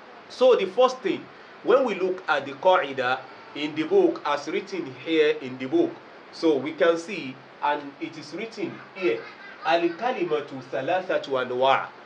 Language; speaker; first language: English; non-native, local second language; Yoruba